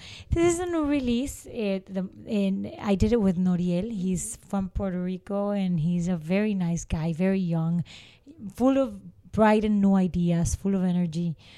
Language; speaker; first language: English; non-native, fluent; Spanish